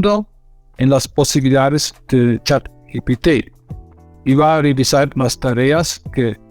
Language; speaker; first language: Spanish; non-native, fluent; Dutch